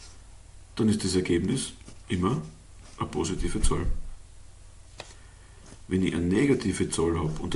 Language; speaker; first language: German; native; German